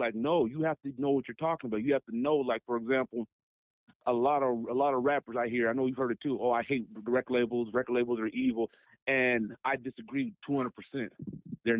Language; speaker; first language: English; native; English